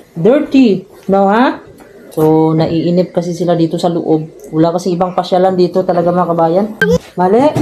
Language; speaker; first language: Filipino; non-native, local second language; Cebuano